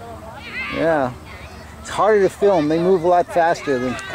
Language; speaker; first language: English; native; English